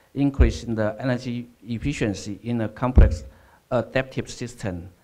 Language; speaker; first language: English; non-native, fluent; Chinese